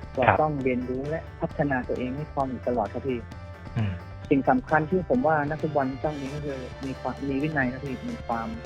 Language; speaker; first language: Thai; native; Thai